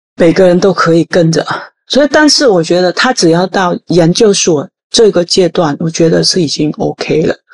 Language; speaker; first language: Chinese; non-native, fluent; Vietnamese